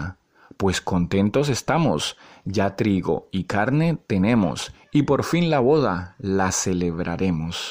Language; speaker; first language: Spanish; native; Spanish